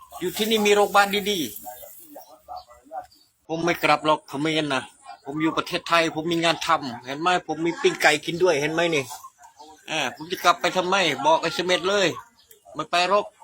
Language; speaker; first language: Thai; non-native, fluent; Khmer